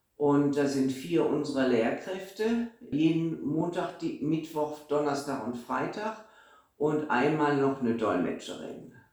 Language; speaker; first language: German; native; German